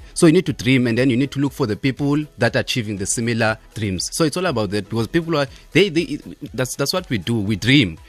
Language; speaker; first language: English; non-native, local second language; Xhosa